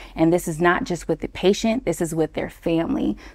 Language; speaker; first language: English; native; English